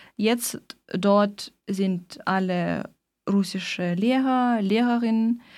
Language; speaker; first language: German; non-native, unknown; Ukrainian